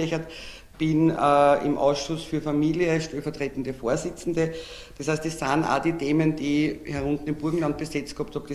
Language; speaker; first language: German; native; German